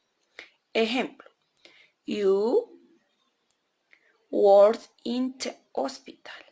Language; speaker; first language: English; non-native, learner; Spanish